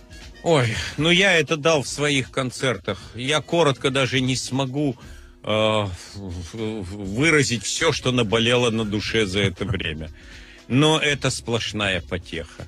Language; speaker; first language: Russian; native; Russian